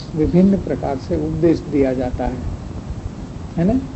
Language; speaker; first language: Hindi; non-native, local second language; Gujarati